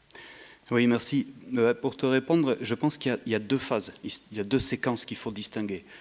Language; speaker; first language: French; native; French